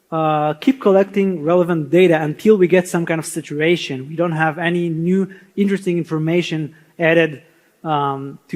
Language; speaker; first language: English; non-native, fluent; Hebrew